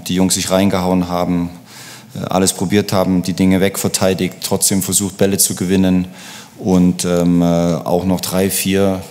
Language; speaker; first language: German; native; German